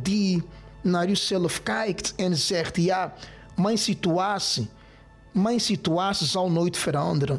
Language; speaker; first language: Dutch; non-native, fluent; Portuguese